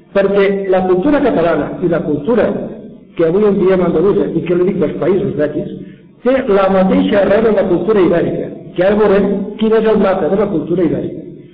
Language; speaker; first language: Catalan; native; Catalan